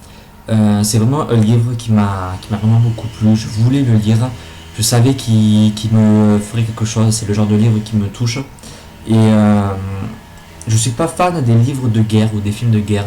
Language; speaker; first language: French; native; French